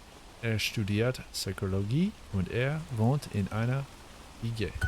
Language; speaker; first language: German; non-native, learner; English